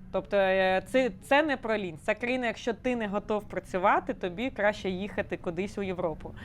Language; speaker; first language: Ukrainian; native; Ukrainian